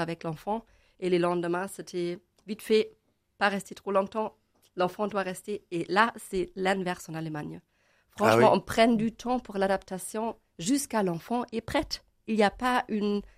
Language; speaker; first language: French; non-native, learner; German